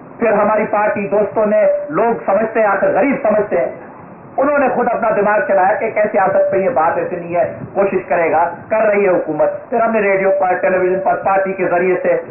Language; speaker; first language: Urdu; non-native, local second language; Sindhi